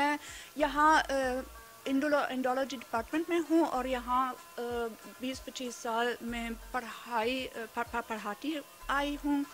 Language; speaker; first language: Urdu; non-native, fluent; German